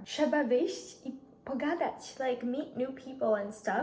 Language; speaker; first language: English; early bilingual, other home language; Polish